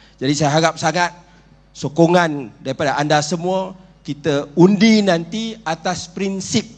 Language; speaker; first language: Malay; native; Malay